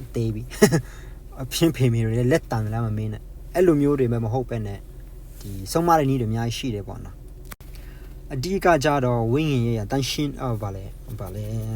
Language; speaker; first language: Burmese; non-native, local second language; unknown